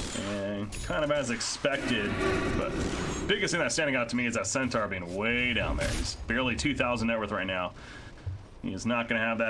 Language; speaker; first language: English; native; English